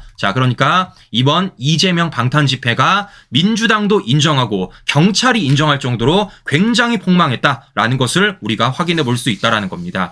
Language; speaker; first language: Korean; native; Korean